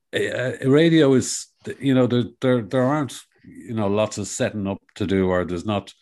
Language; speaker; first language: English; native; English